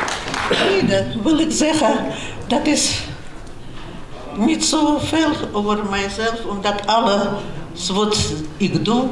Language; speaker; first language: Dutch; non-native, fluent; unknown